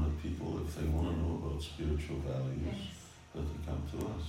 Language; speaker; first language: English; native; English